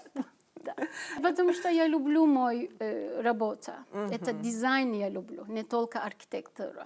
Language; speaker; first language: Russian; non-native, learner; Turkish